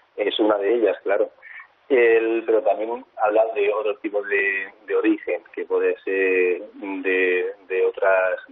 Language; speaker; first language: Spanish; native; Spanish